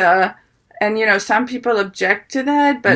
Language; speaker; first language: English; early bilingual, other home language; Ukrainian